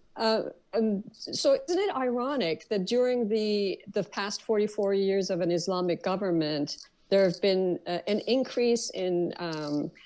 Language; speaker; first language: English; early bilingual, other home language; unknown